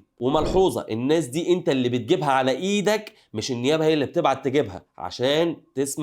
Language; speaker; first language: Arabic; native; Arabic